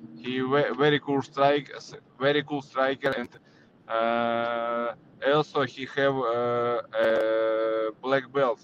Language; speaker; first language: English; non-native, learner; Russian